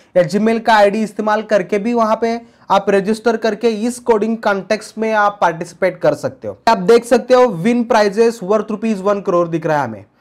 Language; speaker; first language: Hindi; non-native, local second language; Marathi